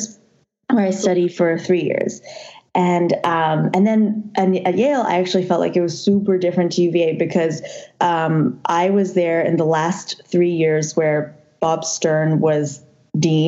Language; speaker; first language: English; non-native, local second language; Cantonese